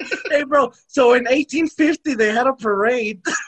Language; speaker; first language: English; native; English